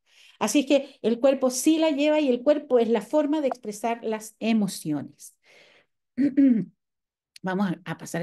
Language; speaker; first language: Spanish; native; Spanish